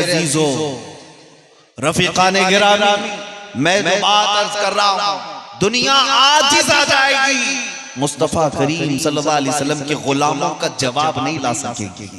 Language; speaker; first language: Urdu; native; Urdu